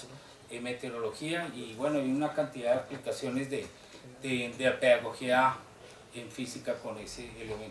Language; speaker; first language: Spanish; native; Spanish